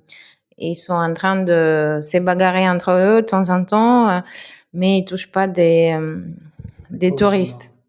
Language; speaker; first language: French; non-native, fluent; Russian